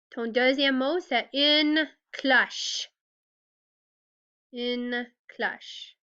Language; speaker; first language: French; non-native, fluent; English